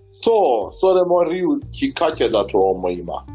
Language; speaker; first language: Japanese; non-native, learner; Persian